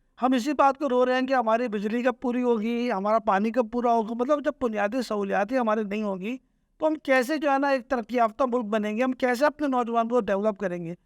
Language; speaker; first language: Urdu; native; Urdu